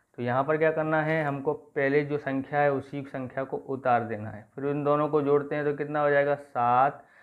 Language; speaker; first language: Hindi; native; Hindi